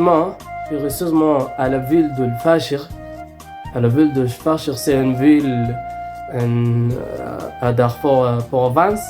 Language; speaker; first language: French; non-native, learner; Arabic